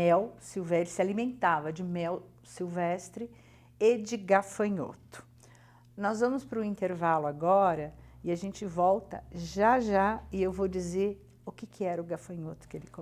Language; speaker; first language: Portuguese; native; Portuguese